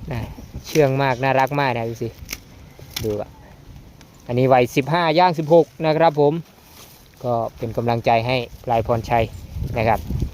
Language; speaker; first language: Thai; native; Thai